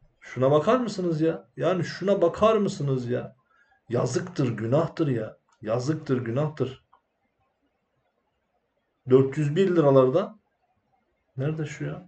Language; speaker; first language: Turkish; native; Turkish